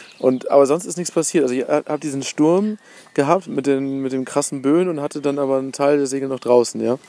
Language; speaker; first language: German; native; German